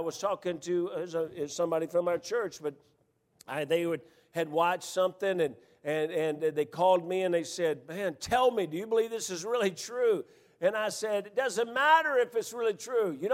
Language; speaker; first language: English; native; English